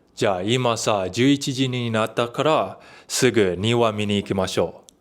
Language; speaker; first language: Japanese; non-native, learner; English